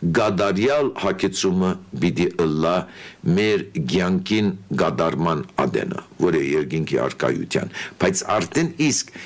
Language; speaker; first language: Armenian; early bilingual, heritage; Armenian